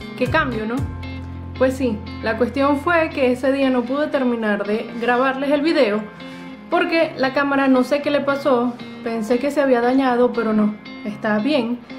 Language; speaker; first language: Spanish; native; Spanish